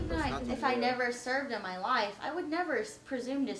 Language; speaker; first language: English; native; English